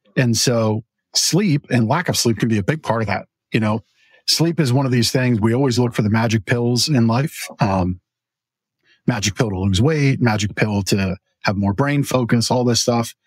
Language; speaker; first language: English; native; English